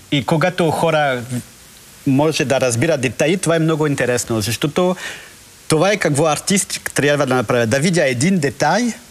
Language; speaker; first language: Bulgarian; non-native, learner; French